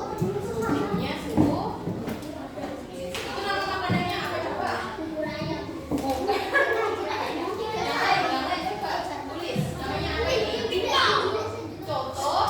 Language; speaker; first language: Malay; non-native, local second language; Javanese